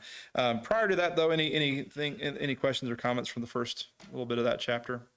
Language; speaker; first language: English; native; English